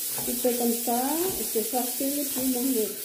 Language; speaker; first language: French; non-native, learner; Hmong